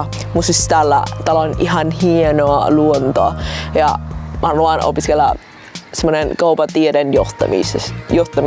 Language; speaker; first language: Finnish; non-native, fluent; Vietnamese